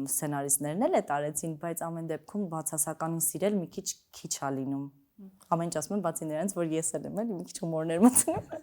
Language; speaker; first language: Armenian; early bilingual, other home language; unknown